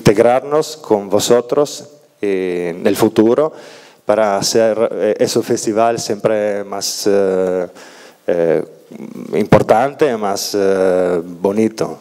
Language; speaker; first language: Spanish; non-native, learner; Italian